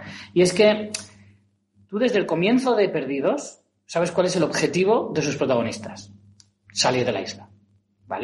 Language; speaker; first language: Spanish; native; Spanish